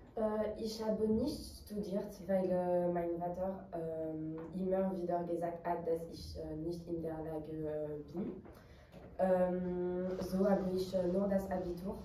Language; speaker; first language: German; non-native, learner; French